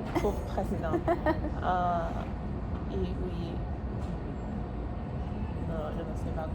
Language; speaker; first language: French; non-native, learner; English